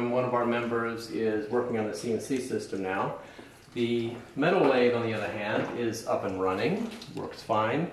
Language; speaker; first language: English; native; English